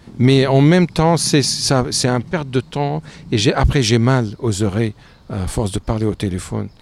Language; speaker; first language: French; non-native, fluent; Arabic